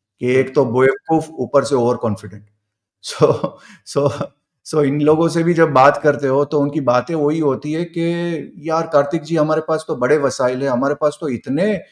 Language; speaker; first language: Hindi; non-native, local second language; Gujarati